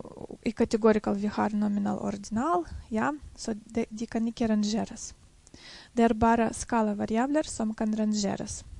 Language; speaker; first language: Norwegian; non-native, fluent; Russian